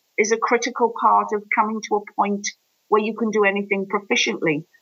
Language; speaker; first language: English; native; English